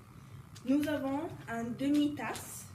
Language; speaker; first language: French; non-native, learner; English